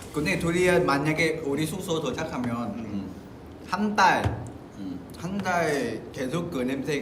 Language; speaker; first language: Korean; non-native, fluent; Vietnamese